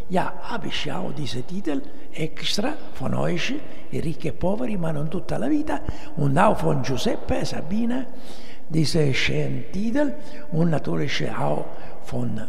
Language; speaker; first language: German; non-native, fluent; Italian